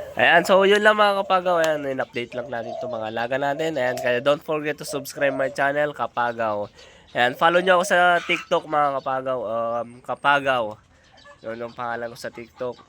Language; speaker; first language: Filipino; non-native, local second language; Iloko